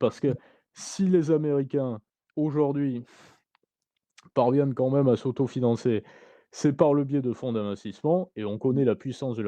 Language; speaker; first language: French; native; French